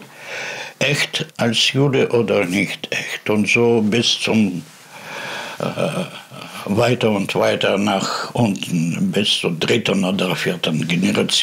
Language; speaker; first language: German; non-native, learner; Russian